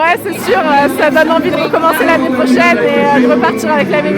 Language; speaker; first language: French; native; French